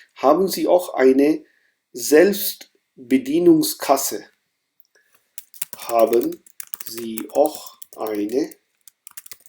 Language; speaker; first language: German; non-native, fluent; Urdu